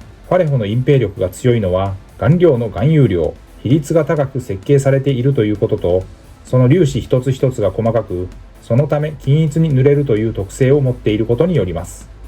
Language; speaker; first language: Japanese; native; Japanese